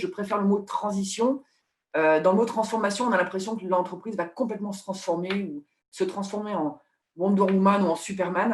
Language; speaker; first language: French; native; French